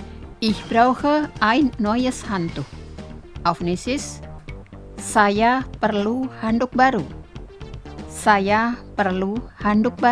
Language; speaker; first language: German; non-native, fluent; Indonesian